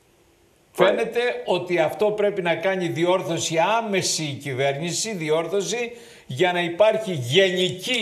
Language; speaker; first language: Greek; native; Greek